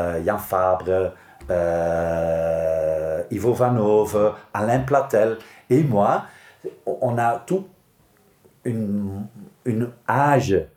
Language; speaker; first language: French; non-native, local second language; Dutch